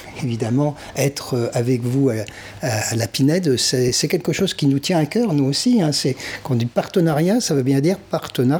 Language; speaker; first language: French; native; French